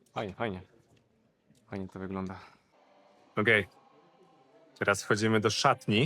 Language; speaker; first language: Polish; native; Polish